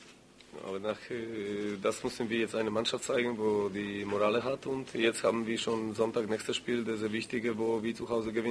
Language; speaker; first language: German; non-native, learner; Greek